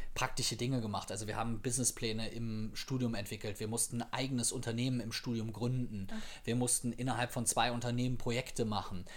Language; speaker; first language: German; native; German